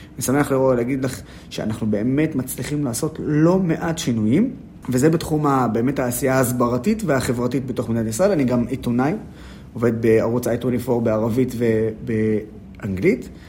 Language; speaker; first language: Hebrew; non-native, local second language; Arabic